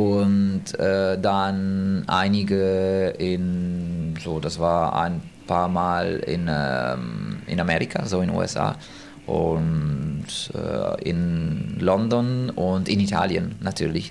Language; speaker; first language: German; non-native, fluent; Italian